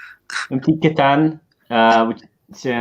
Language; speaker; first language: French; non-native, learner; English